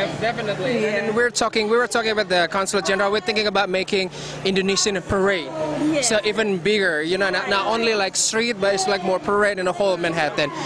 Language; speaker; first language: English; non-native, fluent; Indonesian